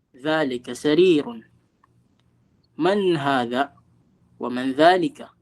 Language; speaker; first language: Arabic; non-native, fluent; Filipino